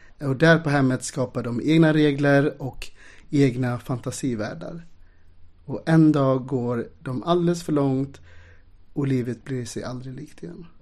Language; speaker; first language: Swedish; native; Swedish